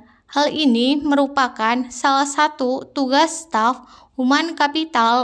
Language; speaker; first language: Indonesian; native; Indonesian